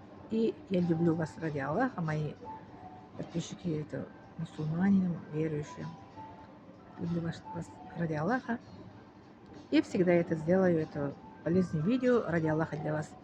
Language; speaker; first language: Russian; non-native, fluent; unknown